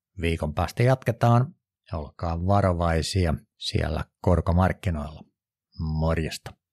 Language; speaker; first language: Finnish; native; Finnish